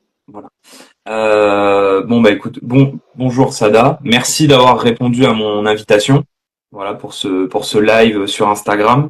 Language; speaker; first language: French; native; French